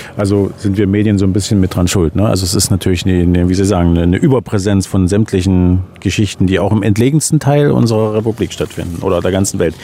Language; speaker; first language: German; native; German